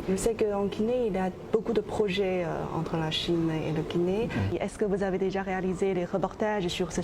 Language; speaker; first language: French; non-native, fluent; Chinese